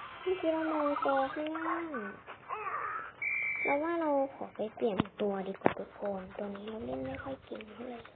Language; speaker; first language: Thai; native; Thai